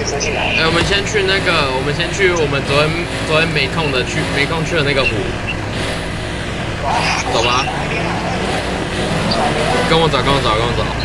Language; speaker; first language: Chinese; native; Chinese